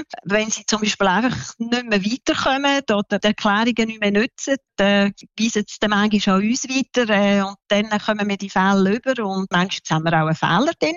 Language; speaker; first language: German; native; German